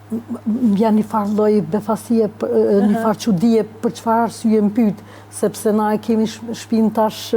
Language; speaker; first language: Albanian; native; Albanian